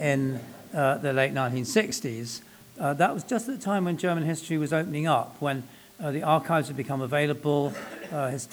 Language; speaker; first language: English; native; English